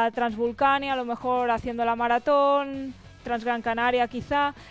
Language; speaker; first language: Spanish; native; Spanish